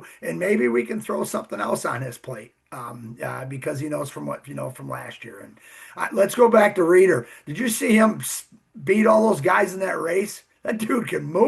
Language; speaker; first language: English; native; English